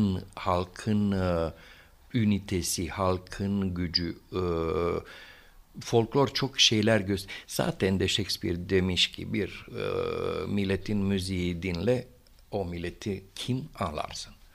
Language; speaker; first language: Turkish; non-native, fluent; Romanian